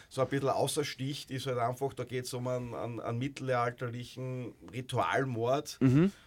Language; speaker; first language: German; native; German